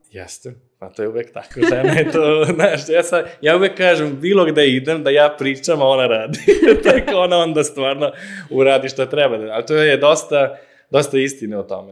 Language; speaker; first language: Serbian; non-native, fluent; Slovenian